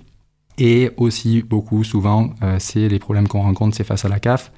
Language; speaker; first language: French; native; French